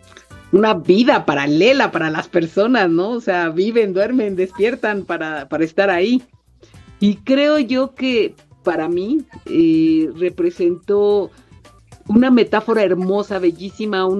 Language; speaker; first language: Spanish; native; Spanish